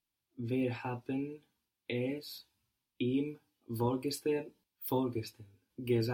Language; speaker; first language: German; non-native, learner; English